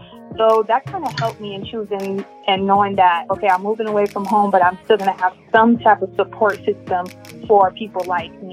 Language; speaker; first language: English; native; English